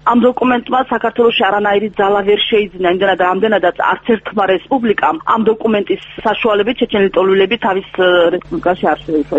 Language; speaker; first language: Georgian; non-native, local second language; Chechen